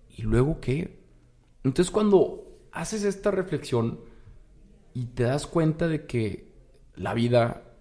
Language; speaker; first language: Spanish; native; Spanish